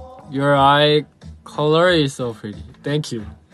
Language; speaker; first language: English; non-native, learner; Korean